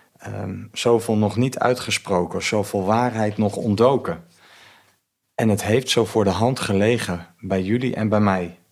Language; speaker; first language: Dutch; native; Dutch